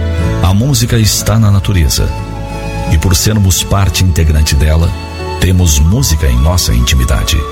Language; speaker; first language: Portuguese; native; Portuguese